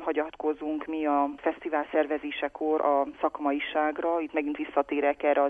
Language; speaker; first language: Hungarian; native; Hungarian